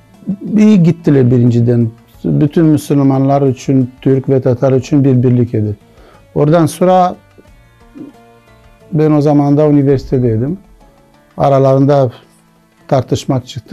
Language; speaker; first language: Turkish; non-native, learner; Crimean Tatar